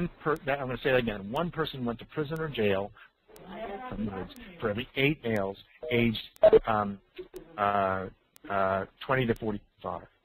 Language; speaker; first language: English; native; English